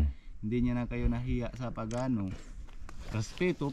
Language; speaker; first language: Filipino; non-native, fluent; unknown